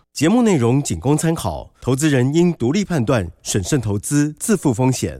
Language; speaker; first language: Chinese; native; Chinese